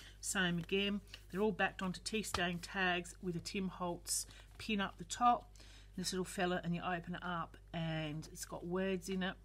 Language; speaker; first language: English; native; English